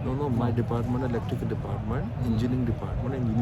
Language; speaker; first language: English; non-native, learner; Urdu